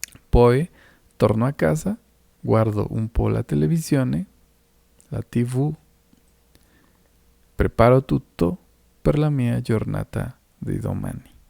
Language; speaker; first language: Italian; non-native, fluent; Spanish